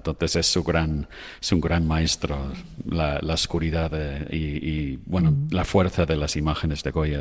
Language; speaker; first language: Spanish; non-native, fluent; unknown